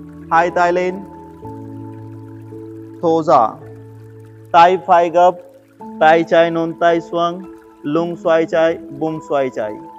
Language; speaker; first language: Vietnamese; non-native, learner; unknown